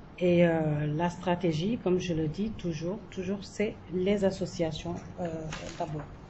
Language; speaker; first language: French; non-native, local second language; Jola-Fonyi